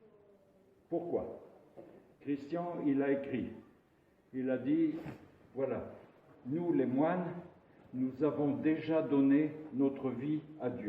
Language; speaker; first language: French; non-native, local second language; Arabic